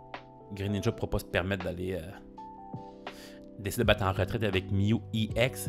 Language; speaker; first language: French; native; French